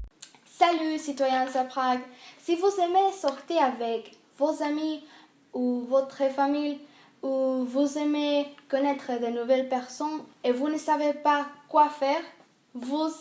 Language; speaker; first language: French; non-native, learner; Spanish